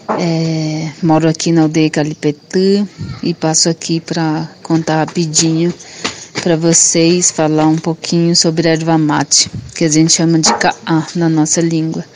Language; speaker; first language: Portuguese; non-native, local second language; Guarani